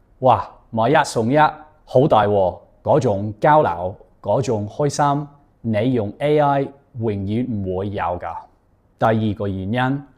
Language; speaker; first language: Cantonese; non-native, fluent; English